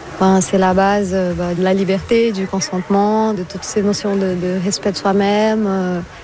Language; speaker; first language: French; non-native, fluent; Portuguese